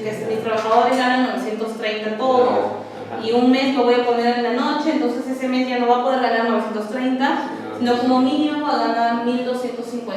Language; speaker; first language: Spanish; native; Spanish